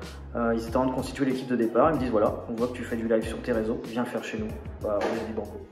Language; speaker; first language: French; native; French